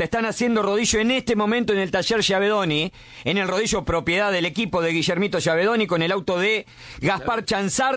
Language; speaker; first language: Spanish; native; Spanish